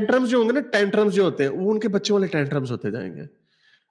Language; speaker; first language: Hindi; native; Hindi